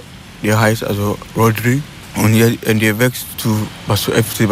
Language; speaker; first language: German; non-native, learner; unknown